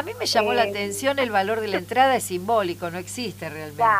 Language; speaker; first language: Spanish; native; Spanish